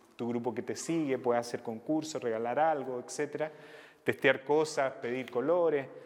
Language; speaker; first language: Spanish; native; Spanish